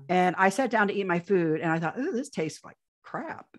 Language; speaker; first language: English; native; English